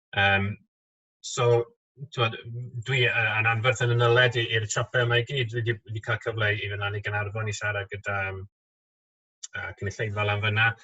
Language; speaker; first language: Welsh; native; Welsh